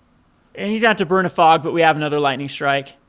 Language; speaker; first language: English; native; English